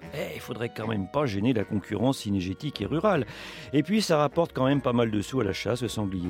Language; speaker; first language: French; native; French